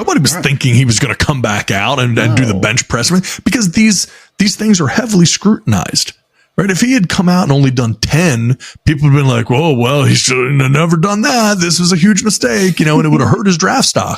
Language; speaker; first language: English; native; English